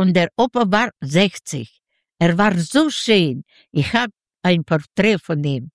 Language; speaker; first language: German; non-native, learner; Russian